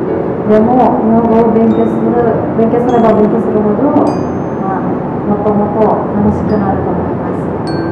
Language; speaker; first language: Japanese; non-native, learner; Indonesian